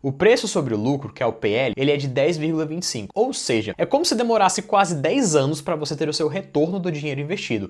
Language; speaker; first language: Portuguese; native; Portuguese